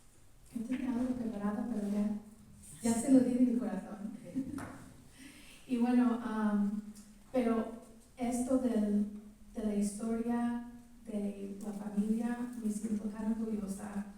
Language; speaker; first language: Spanish; early bilingual, heritage; English